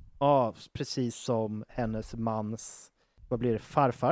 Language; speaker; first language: Swedish; native; Swedish